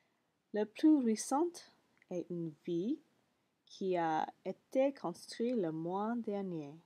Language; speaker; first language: French; non-native, learner; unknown